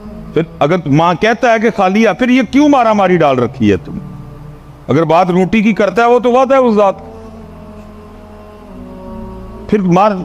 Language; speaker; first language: Hindi; non-native, local second language; Punjabi